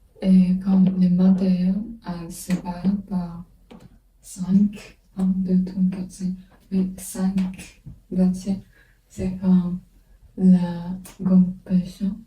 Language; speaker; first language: French; non-native, learner; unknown